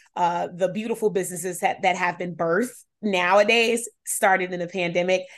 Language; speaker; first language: English; native; English